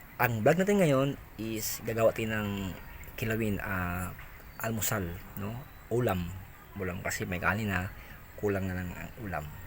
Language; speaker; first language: Filipino; non-native, local second language; Cebuano